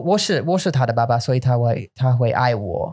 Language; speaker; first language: Chinese; non-native, learner; English